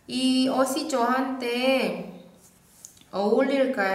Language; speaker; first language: Korean; non-native, fluent; Indonesian